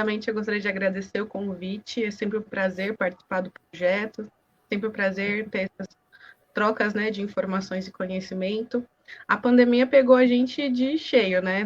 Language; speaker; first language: Portuguese; native; Portuguese